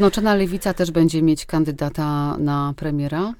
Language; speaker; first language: Polish; native; Polish